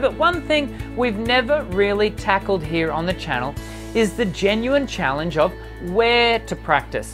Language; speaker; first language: English; native; English